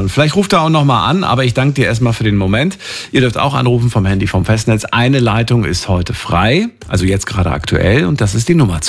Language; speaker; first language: German; native; German